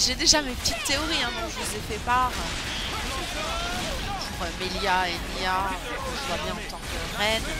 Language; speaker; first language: French; native; French